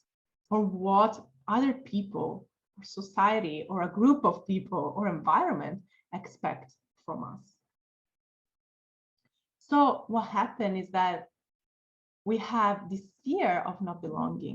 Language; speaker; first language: English; non-native, fluent; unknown